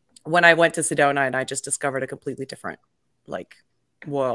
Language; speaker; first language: English; native; English